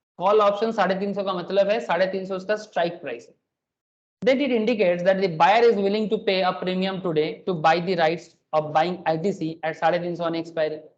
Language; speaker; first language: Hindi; non-native, local second language; Bangla